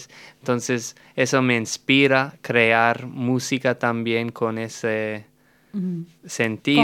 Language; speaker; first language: Spanish; non-native, fluent; English